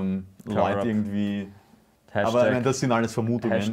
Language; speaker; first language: German; native; German